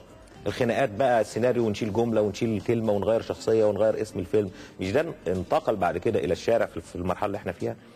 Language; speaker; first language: Arabic; native; Arabic